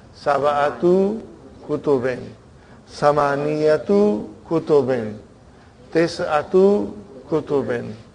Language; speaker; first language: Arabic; non-native, fluent; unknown